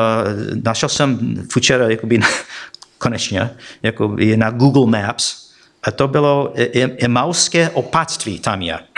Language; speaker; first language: Czech; non-native, fluent; English